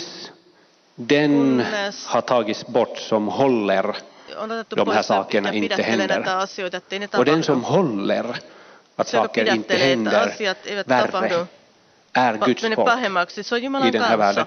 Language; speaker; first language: Swedish; non-native, fluent; Finnish